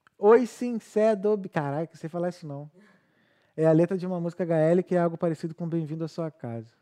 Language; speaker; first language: Portuguese; native; Portuguese